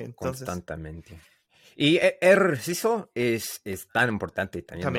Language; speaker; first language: Spanish; non-native, learner; English